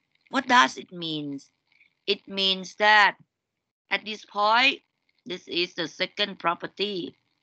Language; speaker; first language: English; non-native, fluent; Thai